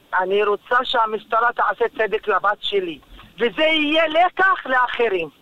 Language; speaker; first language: Hebrew; non-native, local second language; Arabic